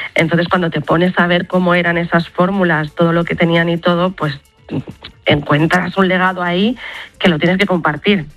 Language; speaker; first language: Spanish; native; Spanish